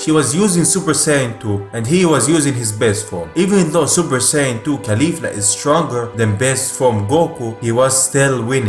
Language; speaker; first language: English; non-native, fluent; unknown